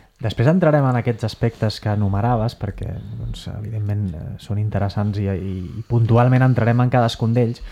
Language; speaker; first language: Catalan; native; Catalan